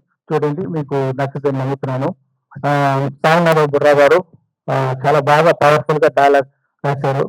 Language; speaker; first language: Telugu; non-native, fluent; Tamil